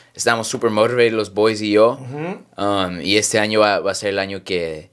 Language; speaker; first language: Spanish; early bilingual, heritage; Spanish